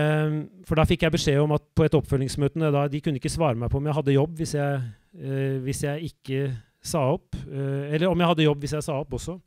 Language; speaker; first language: Norwegian; native; Norwegian